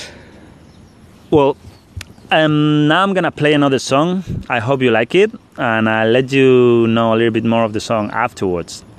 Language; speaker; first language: English; non-native, fluent; Spanish